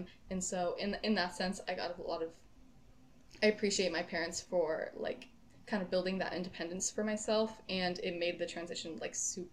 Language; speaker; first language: English; native; English